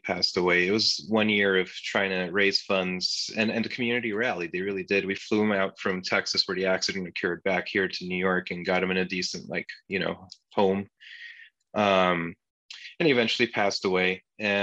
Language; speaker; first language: English; non-native, fluent; Turkish